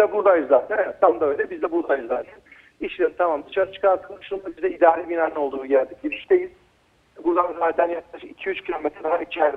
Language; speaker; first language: Turkish; native; Turkish